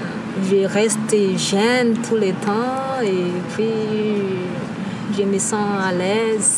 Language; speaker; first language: French; non-native, local second language; Malagasy